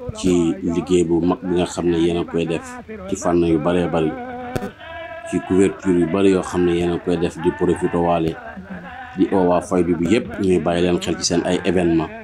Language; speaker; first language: Wolof; native; Wolof